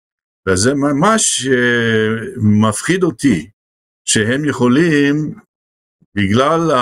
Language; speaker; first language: Hebrew; non-native, fluent; English